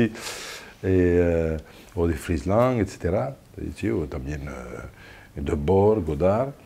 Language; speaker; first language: Spanish; non-native, fluent; French